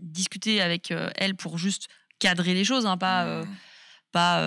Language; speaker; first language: French; native; French